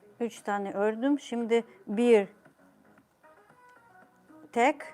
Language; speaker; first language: Turkish; non-native, fluent; Ukrainian